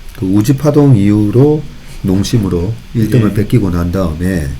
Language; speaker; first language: Korean; native; Korean